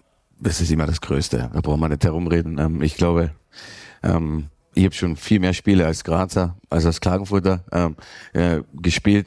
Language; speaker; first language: German; native; German